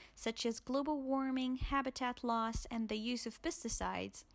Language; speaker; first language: English; non-native, fluent; Arabic